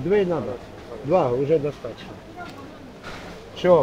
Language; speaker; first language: Russian; non-native, fluent; Armenian